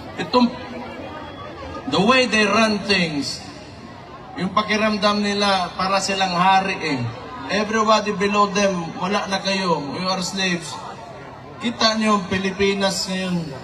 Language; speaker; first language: Filipino; non-native, local second language; Cebuano